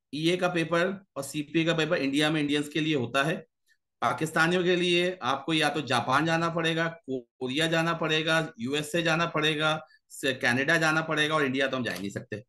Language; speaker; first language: Urdu; native; Urdu